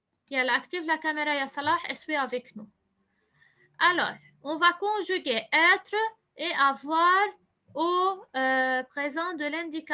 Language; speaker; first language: French; non-native, local second language; Arabic